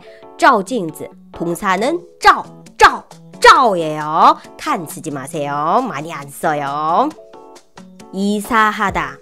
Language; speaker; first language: Korean; non-native, fluent; Chinese